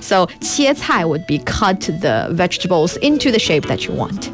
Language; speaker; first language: English; non-native, fluent; Chinese